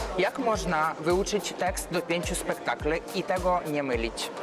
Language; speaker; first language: Polish; non-native, fluent; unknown